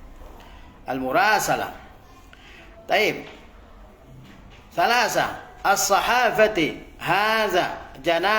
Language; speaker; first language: Arabic; non-native, fluent; Indonesian